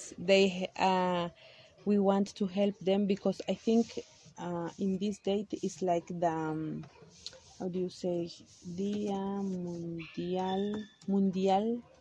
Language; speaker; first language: English; non-native, local second language; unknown